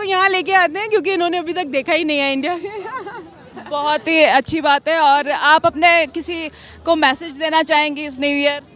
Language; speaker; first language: Hindi; native; Hindi